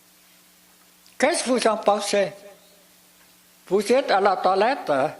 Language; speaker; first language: French; non-native, fluent; Vietnamese